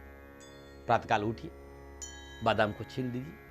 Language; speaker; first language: Hindi; native; Hindi